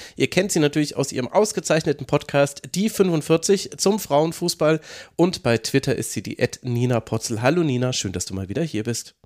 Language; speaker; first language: German; native; German